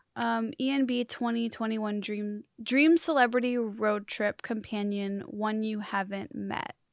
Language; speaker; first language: English; native; English